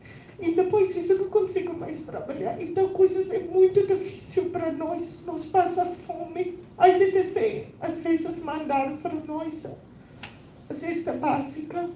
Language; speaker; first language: Portuguese; non-native, learner; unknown